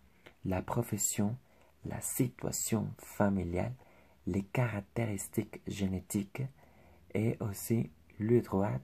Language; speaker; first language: French; non-native, learner; Spanish